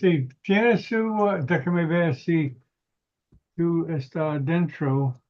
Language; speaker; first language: Spanish; non-native, learner; English